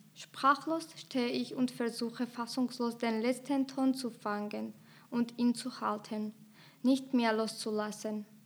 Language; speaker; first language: German; non-native, fluent; Georgian